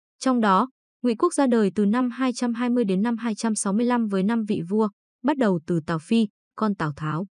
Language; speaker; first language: Vietnamese; native; Vietnamese